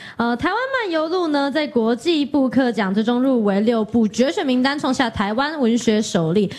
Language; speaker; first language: Chinese; native; Chinese